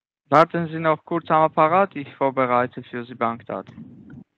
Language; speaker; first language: German; non-native, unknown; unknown